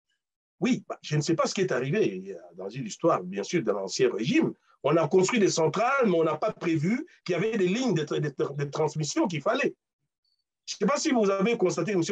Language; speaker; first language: French; non-native, local second language; Luba-Lulua